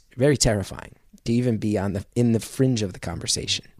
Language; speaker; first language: English; native; English